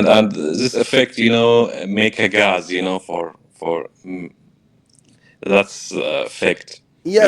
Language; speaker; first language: English; non-native, learner; Arabic